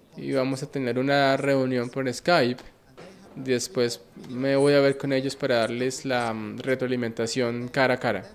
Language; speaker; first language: Spanish; non-native, fluent; Finnish